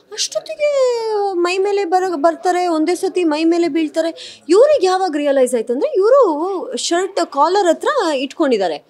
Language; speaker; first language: Kannada; native; Kannada